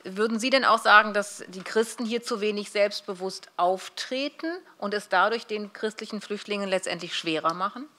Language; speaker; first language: German; native; German